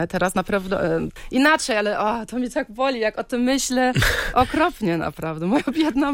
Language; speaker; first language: Polish; early bilingual, heritage; Polish